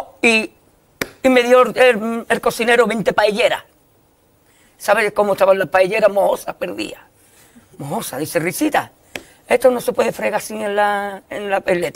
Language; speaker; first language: Spanish; native; Spanish